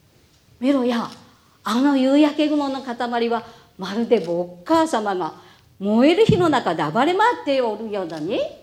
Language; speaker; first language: Japanese; native; Japanese